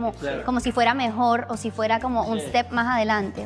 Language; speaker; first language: Spanish; early bilingual, heritage; Spanish